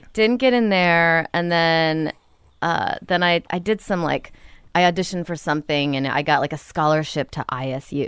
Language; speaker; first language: English; native; English